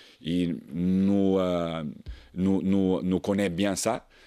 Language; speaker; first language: French; non-native, learner; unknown